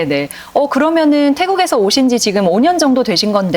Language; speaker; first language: Korean; native; Korean